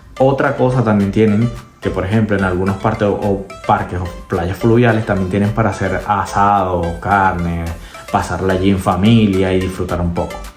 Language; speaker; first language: Spanish; native; Spanish